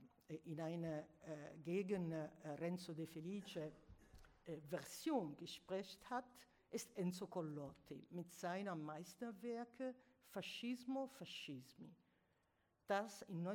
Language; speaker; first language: German; non-native, fluent; Italian